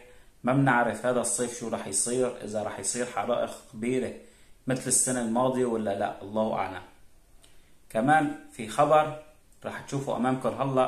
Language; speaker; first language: Arabic; native; Arabic